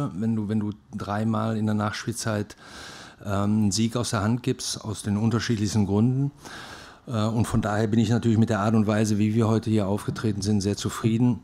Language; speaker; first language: German; native; German